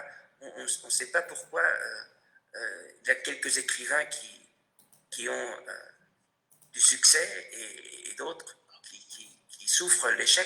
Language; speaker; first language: French; non-native, fluent; Spanish